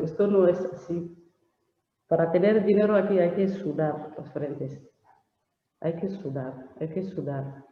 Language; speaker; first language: Spanish; non-native, learner; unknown